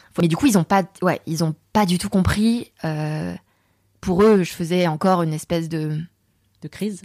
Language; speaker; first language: French; native; French